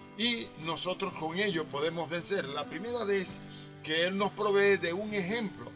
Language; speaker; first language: Spanish; native; Spanish